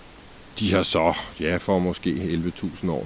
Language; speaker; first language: Danish; native; Danish